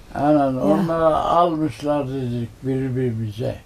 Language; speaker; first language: Turkish; native; Turkish